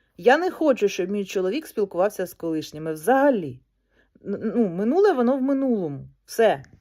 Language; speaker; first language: Ukrainian; non-native, local second language; Russian